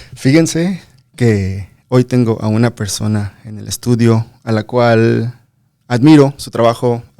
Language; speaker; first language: Spanish; early bilingual, other home language; English